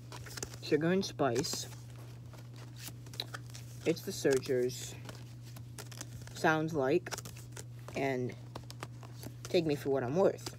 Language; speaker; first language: English; native; English